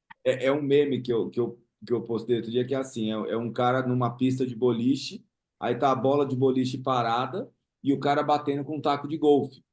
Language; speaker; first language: Portuguese; native; Portuguese